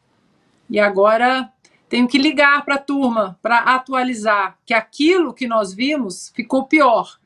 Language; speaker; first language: Portuguese; native; Portuguese